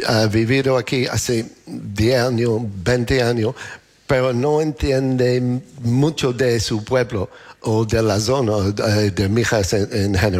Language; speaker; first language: Spanish; non-native, learner; English